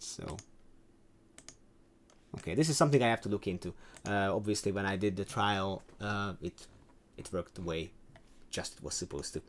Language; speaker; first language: English; non-native, fluent; Hungarian